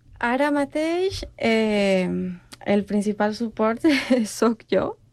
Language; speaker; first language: Catalan; non-native, learner; Spanish